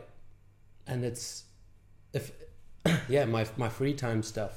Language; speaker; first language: English; native; English